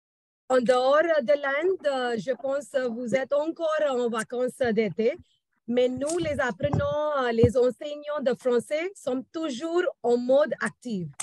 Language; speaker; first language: French; non-native, fluent; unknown